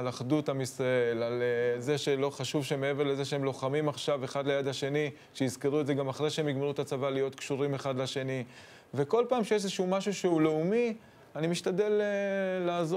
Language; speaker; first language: Hebrew; native; Hebrew